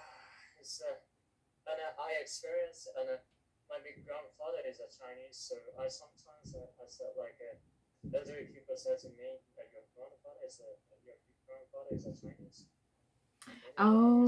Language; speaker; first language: English; non-native, learner; Korean